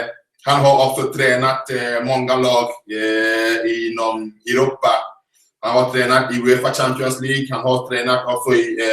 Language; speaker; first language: Swedish; non-native, fluent; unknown